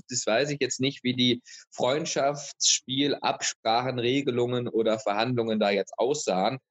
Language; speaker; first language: German; native; German